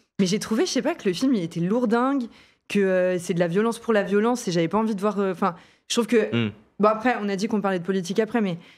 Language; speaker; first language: French; native; French